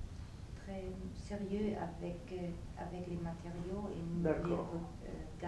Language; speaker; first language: French; non-native, fluent; German